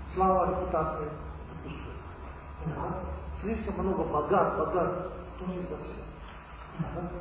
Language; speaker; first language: Russian; non-native, learner; Tibetan